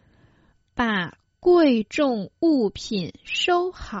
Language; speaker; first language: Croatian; non-native, fluent; Chinese